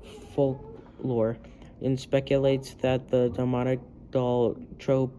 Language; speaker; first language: English; native; English